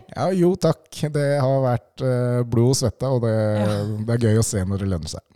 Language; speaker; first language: Norwegian; early bilingual, other home language; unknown